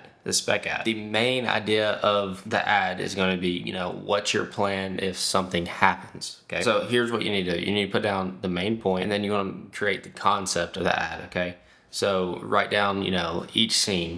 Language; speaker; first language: English; native; English